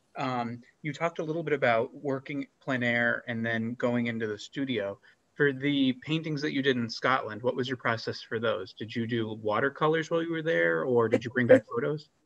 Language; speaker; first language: English; native; English